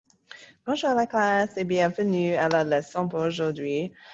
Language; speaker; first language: French; non-native, fluent; English